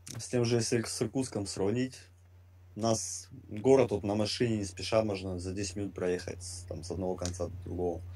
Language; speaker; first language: Russian; native; Russian